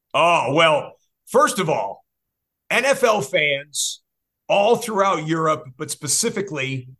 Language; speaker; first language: English; native; English